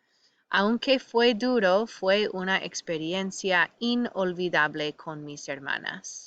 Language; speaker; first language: Spanish; non-native, fluent; English